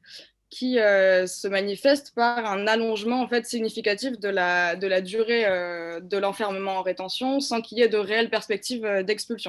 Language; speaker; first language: French; native; French